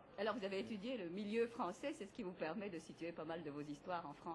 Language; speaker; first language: French; native; French